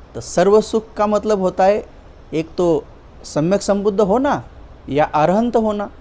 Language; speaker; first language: Hindi; non-native, local second language; Marathi